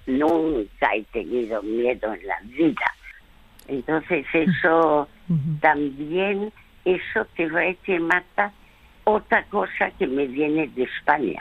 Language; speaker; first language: Spanish; early bilingual, other home language; French